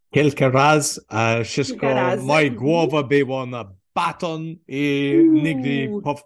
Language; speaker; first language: Polish; non-native, learner; English